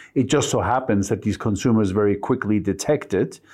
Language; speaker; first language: English; non-native, fluent; Spanish